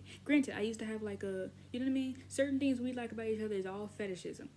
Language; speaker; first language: English; native; English